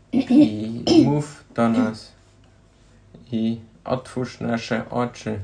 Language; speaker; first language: Polish; non-native, learner; German